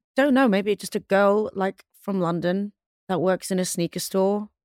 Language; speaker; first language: English; native; English